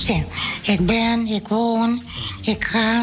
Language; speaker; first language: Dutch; non-native, fluent; Spanish